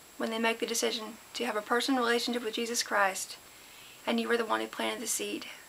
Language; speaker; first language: English; native; English